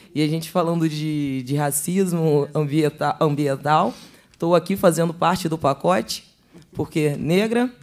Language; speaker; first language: Portuguese; native; Portuguese